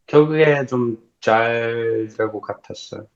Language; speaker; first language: Korean; non-native, learner; English